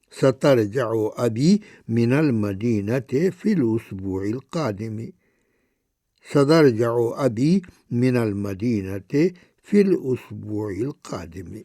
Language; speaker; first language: Arabic; non-native, fluent; Urdu